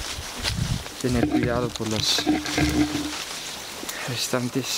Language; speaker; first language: Spanish; non-native, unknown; Dutch